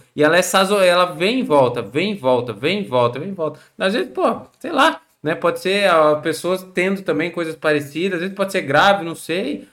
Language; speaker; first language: Portuguese; native; Portuguese